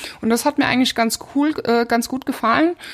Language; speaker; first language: German; native; German